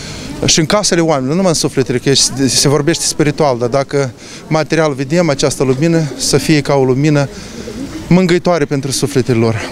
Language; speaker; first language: Romanian; native; Romanian